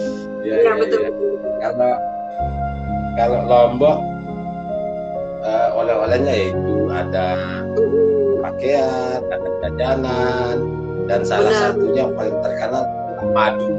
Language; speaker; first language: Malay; non-native, local second language; Sasak